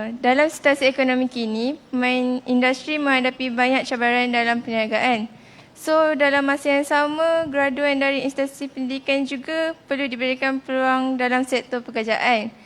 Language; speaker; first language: Malay; native; Malay